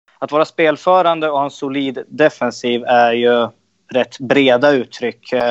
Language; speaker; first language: Swedish; native; Swedish